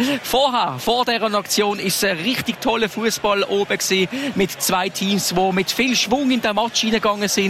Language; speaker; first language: German; native; German